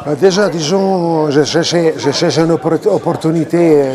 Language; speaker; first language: French; non-native, fluent; Croatian